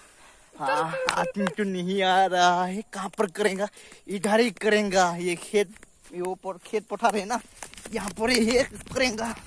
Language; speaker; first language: Hindi; non-native, local second language; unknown